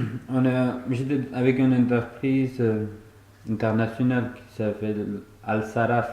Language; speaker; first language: French; non-native, fluent; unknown